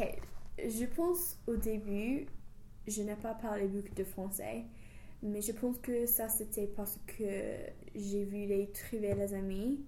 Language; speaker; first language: French; non-native, fluent; English